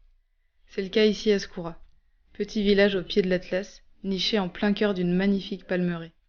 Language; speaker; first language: French; native; French